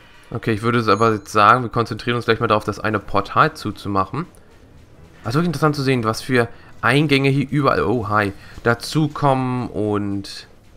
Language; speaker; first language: German; native; German